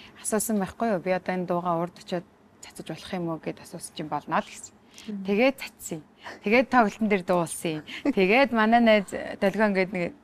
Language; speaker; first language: Mongolian; native; Mongolian